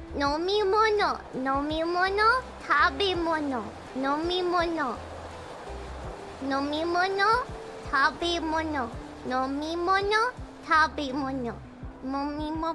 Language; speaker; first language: Japanese; non-native, learner; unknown